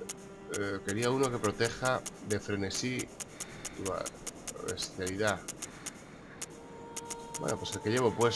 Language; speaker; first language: Spanish; native; Spanish